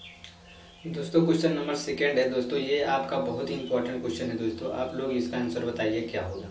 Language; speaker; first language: Hindi; native; Hindi